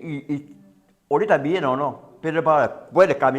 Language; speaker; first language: Spanish; non-native, learner; Chinese